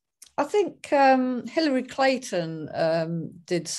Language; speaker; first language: English; native; English